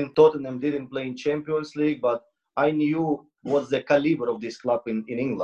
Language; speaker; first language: English; non-native, learner; Ukrainian